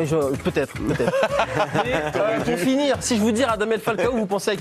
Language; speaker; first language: French; native; French